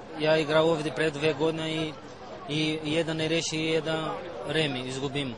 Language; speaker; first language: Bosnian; non-native, learner; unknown